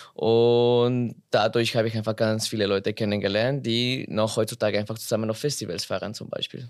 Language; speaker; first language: German; non-native, fluent; Spanish